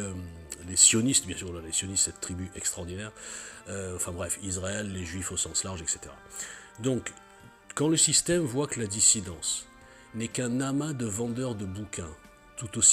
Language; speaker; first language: French; native; French